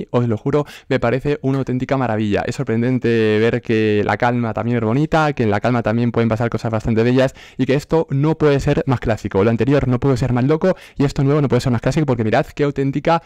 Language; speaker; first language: Spanish; native; Spanish